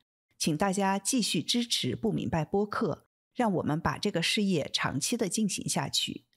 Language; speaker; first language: Chinese; native; Chinese